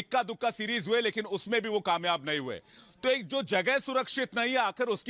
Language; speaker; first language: Hindi; native; Hindi